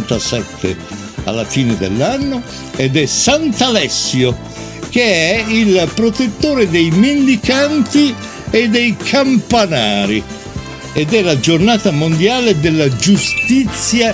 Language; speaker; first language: Italian; native; Italian